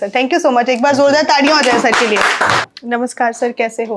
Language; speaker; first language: Hindi; native; Hindi